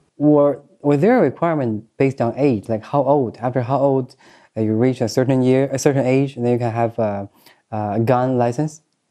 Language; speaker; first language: English; non-native, fluent; Chinese